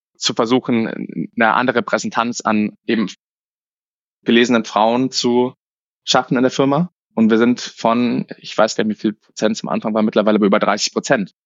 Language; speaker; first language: German; native; German